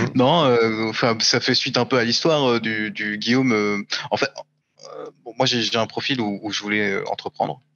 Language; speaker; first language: French; native; French